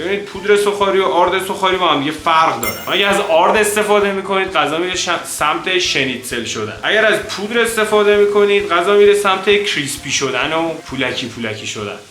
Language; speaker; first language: Persian; native; Persian